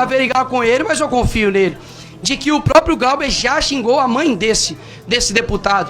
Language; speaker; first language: Portuguese; native; Portuguese